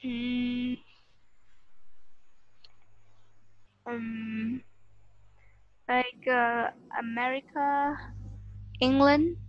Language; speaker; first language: English; non-native, learner; Vietnamese